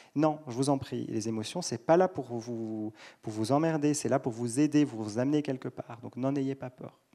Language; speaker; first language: French; native; French